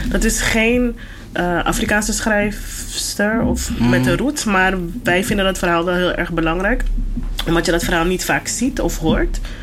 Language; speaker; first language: Dutch; native; Dutch